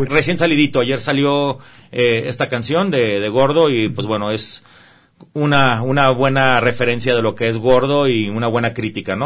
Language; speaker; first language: Spanish; native; Spanish